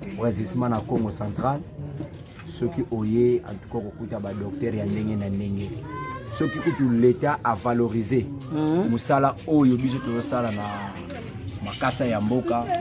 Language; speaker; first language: Lingala; non-native, local second language; Kongo